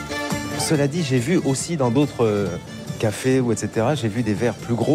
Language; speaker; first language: French; native; French